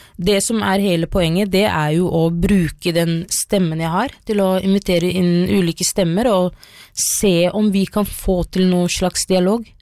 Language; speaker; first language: Norwegian; early bilingual, other home language; Somali